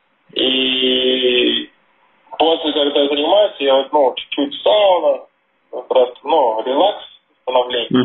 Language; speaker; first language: Russian; non-native, fluent; Portuguese